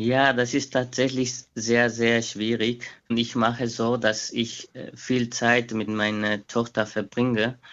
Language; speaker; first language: German; non-native, fluent; Quechua